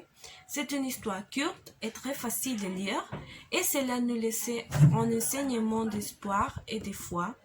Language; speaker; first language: French; non-native, learner; Spanish